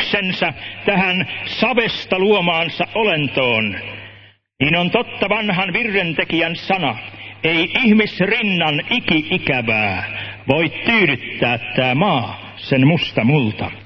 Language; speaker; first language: Finnish; native; Finnish